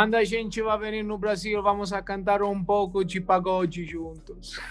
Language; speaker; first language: Portuguese; non-native, learner; Italian